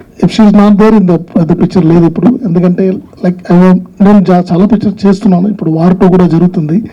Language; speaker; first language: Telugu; non-native, learner; Tamil